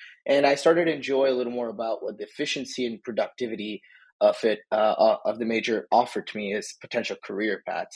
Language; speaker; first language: English; native; English